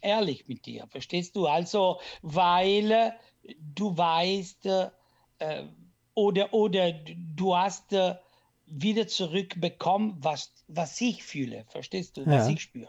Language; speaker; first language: German; non-native, fluent; Italian